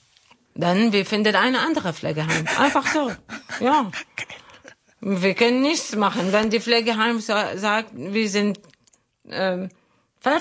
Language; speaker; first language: German; non-native, learner; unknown